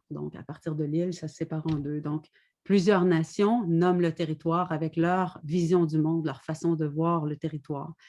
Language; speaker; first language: French; native; French